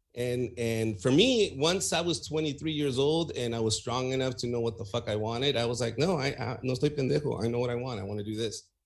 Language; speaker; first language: English; early bilingual, other home language; Spanish